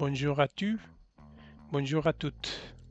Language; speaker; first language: French; non-native, learner; Spanish